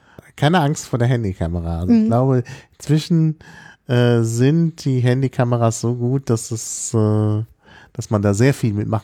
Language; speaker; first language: German; native; German